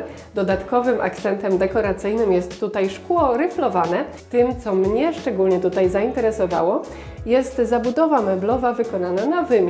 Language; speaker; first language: Polish; native; Polish